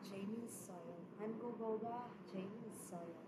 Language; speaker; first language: Korean; non-native, fluent; Cebuano